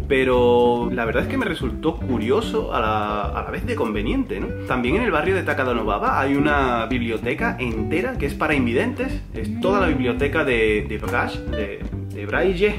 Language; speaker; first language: Spanish; native; Spanish